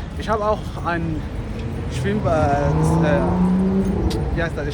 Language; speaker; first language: German; non-native, learner; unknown